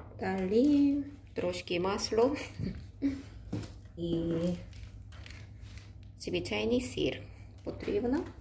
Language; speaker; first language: Ukrainian; non-native, learner; Korean